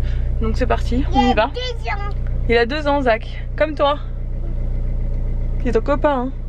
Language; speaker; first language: French; native; French